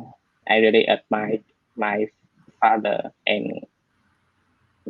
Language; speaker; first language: English; non-native, learner; Vietnamese